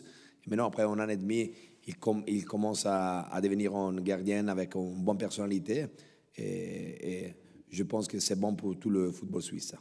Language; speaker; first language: French; non-native, local second language; Italian